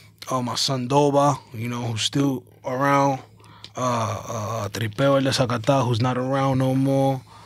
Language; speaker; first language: English; early bilingual, other home language; Spanish